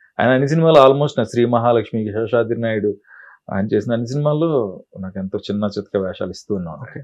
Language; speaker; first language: Telugu; native; Telugu